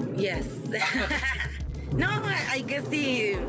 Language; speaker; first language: English; non-native, fluent; Spanish